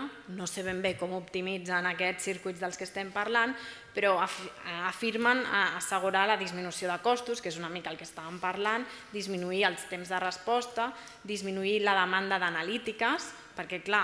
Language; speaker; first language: Catalan; native; Catalan